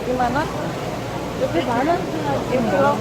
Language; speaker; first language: Korean; non-native, learner; Indonesian